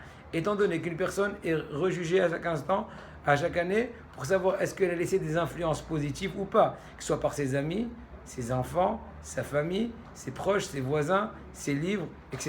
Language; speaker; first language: French; native; French